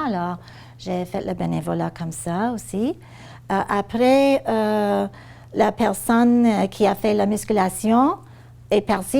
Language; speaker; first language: French; non-native, fluent; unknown